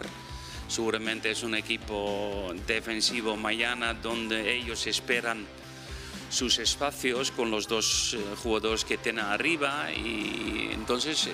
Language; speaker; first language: Spanish; non-native, fluent; Dutch